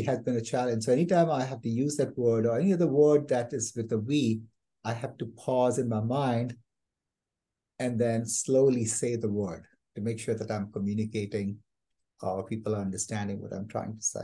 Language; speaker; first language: English; non-native, local second language; Malayalam